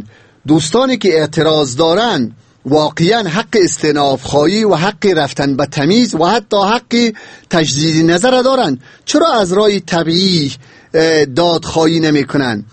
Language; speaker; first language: Persian; native; Persian